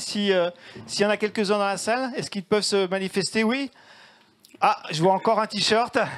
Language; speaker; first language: French; native; French